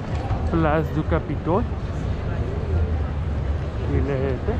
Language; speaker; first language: French; non-native, learner; Spanish